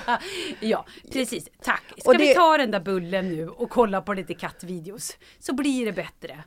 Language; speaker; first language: Swedish; native; Swedish